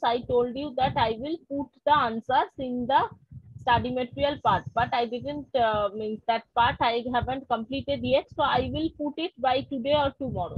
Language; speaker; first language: English; non-native, local second language; Bangla